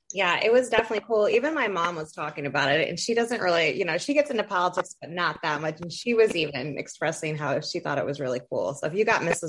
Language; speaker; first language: English; native; English